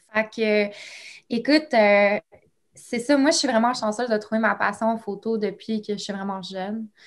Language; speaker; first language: French; native; French